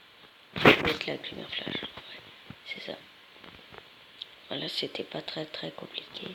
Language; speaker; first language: French; native; French